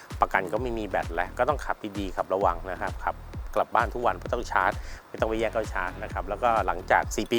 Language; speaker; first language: Thai; native; Thai